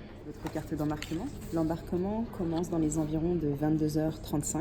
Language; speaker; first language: French; native; French